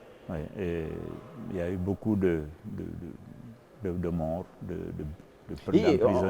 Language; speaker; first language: French; non-native, local second language; Fula